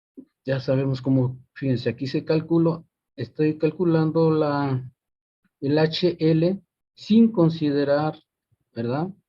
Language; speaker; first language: Spanish; native; Spanish